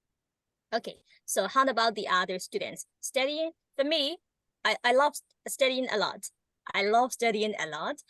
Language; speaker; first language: English; non-native, learner; Burmese